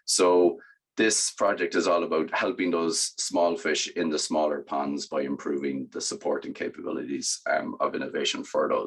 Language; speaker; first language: English; native; English